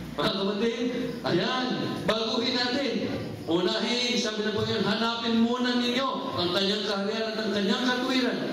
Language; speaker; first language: Filipino; non-native, local second language; Cebuano